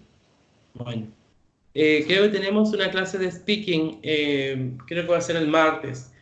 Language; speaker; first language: Spanish; native; Spanish